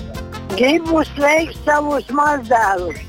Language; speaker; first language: Latvian; native; Latvian